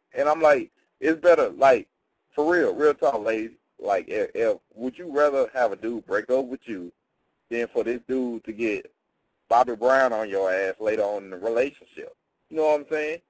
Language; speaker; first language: English; native; English